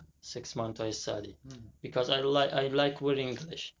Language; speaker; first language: English; non-native, learner; Persian